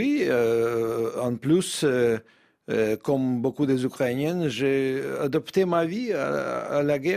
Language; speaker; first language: French; non-native, fluent; Russian